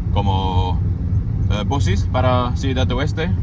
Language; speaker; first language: Spanish; non-native, learner; English